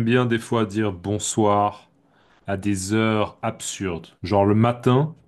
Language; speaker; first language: French; native; French